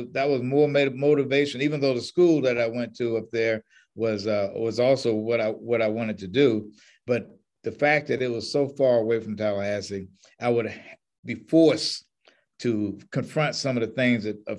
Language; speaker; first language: English; native; English